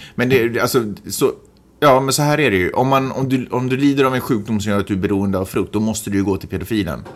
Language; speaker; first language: Swedish; native; Swedish